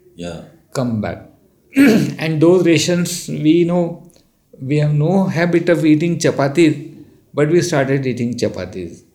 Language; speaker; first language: English; non-native, local second language; Marathi